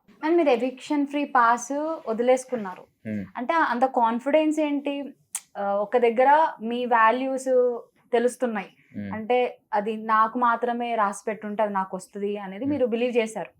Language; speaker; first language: Telugu; native; Telugu